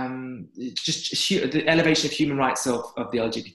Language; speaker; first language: English; native; English